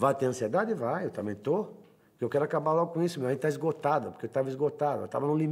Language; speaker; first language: Portuguese; native; Portuguese